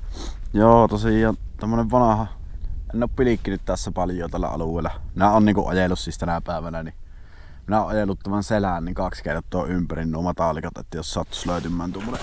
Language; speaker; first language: Finnish; native; Finnish